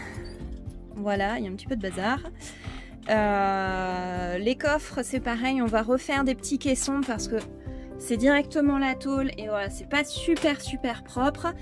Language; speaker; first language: French; native; French